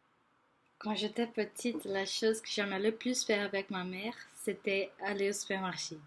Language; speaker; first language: French; non-native, fluent; Portuguese